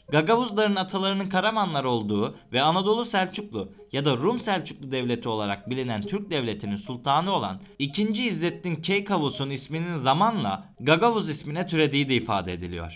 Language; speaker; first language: Turkish; native; Turkish